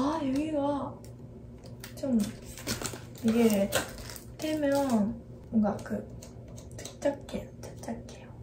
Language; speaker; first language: Korean; non-native, fluent; Japanese